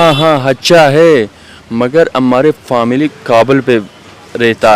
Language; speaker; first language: Hindi; non-native, learner; Persian